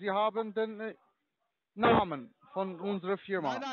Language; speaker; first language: German; non-native, learner; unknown